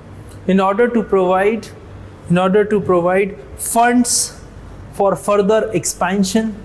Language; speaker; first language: English; non-native, local second language; Hindi